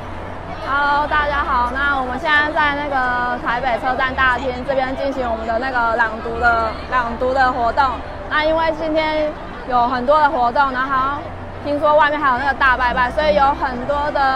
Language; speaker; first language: Chinese; native; Chinese